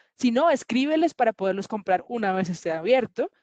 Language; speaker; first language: Spanish; native; Spanish